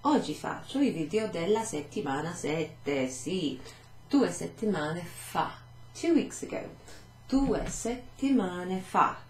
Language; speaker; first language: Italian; non-native, fluent; English